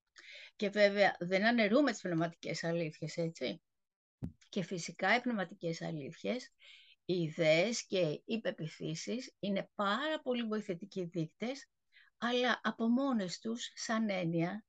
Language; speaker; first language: Greek; native; Greek